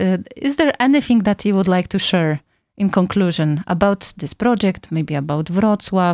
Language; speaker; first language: English; non-native, fluent; Polish